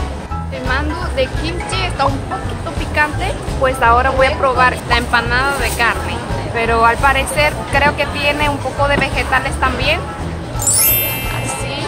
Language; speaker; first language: Spanish; non-native, fluent; Korean